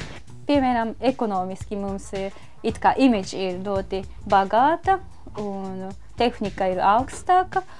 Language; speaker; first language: Latvian; non-native, fluent; Japanese